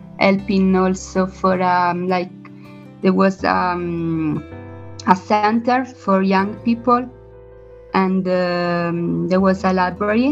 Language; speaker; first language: English; non-native, learner; Italian